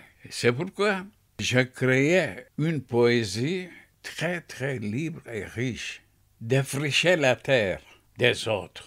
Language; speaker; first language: French; non-native, fluent; Turkish